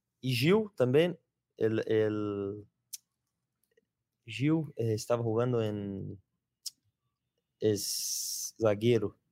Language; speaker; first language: Spanish; non-native, learner; Portuguese